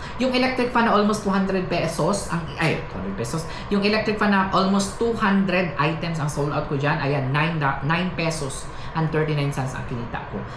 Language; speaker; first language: Filipino; non-native, local second language; Cebuano